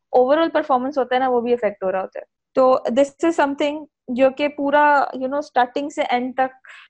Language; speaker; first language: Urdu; native; Urdu